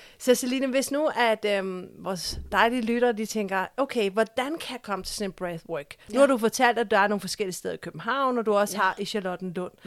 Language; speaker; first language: Danish; native; Danish